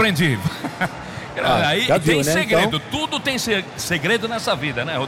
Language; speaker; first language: Portuguese; native; Portuguese